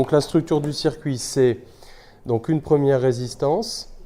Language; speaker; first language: French; native; French